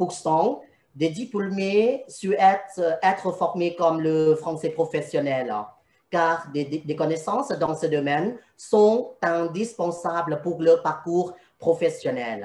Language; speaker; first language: French; non-native, fluent; Thai